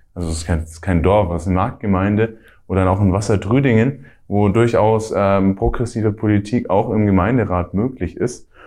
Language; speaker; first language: German; native; German